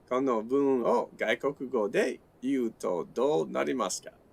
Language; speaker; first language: Japanese; non-native, learner; English